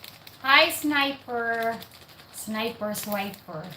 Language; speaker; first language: English; non-native, local second language; Cebuano